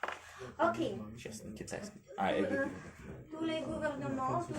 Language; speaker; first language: French; non-native, learner; Russian